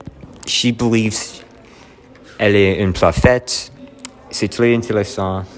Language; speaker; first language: French; non-native, learner; English